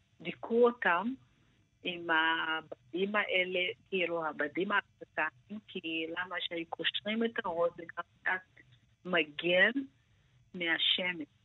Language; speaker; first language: Hebrew; non-native, fluent; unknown